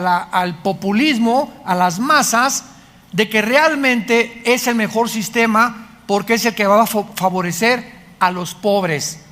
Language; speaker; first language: Spanish; native; Spanish